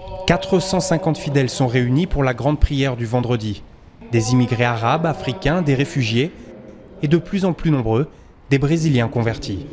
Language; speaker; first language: French; native; French